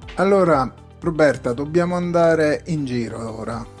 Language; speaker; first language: Italian; native; Italian